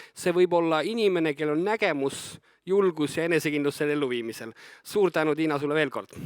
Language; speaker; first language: Estonian; native; Estonian